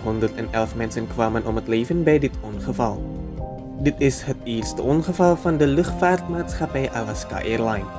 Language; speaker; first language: Dutch; non-native, fluent; Indonesian